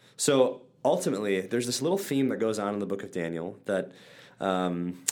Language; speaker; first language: English; native; English